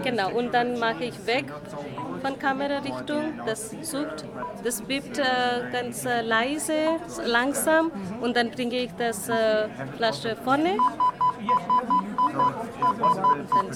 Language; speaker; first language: German; non-native, learner; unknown